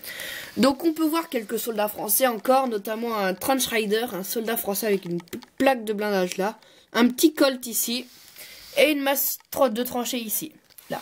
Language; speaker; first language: French; native; French